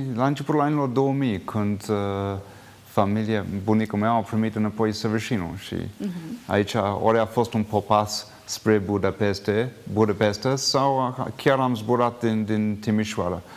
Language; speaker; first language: Romanian; non-native, fluent; English